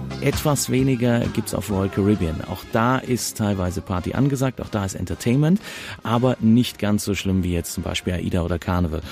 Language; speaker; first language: German; native; German